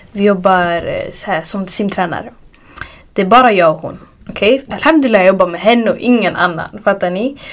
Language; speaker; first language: Swedish; early bilingual, other home language; Arabic